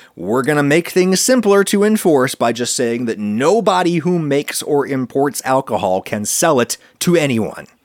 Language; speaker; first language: English; native; English